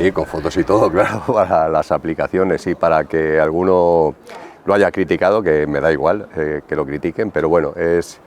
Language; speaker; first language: Spanish; native; Spanish